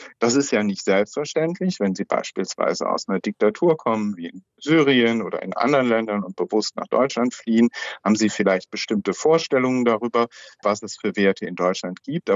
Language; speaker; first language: German; native; German